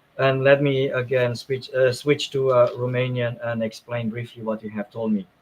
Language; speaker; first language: English; non-native, fluent; Romanian